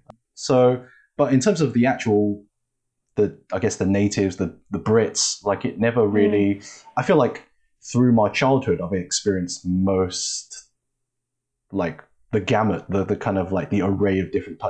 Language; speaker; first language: English; native; English